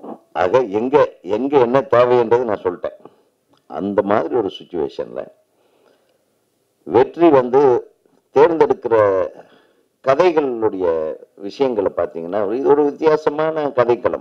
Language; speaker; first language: Tamil; native; Tamil